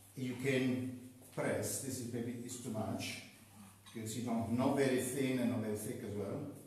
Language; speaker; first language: English; non-native, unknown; Italian